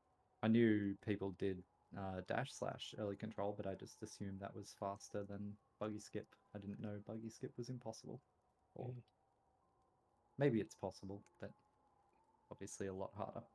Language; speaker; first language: English; native; English